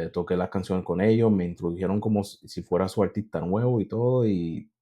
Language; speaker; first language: Spanish; early bilingual, heritage; Spanish